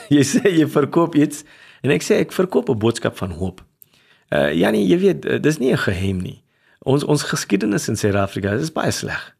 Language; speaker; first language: Afrikaans; non-native, local second language; English